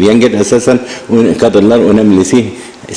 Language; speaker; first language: Turkish; non-native, learner; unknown